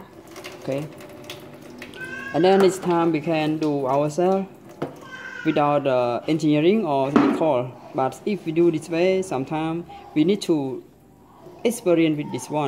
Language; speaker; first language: English; non-native, learner; Khmer